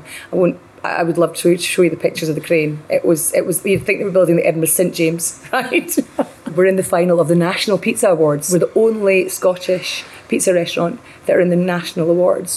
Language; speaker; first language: English; native; English